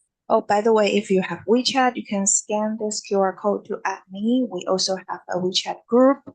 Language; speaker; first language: English; non-native, fluent; Chinese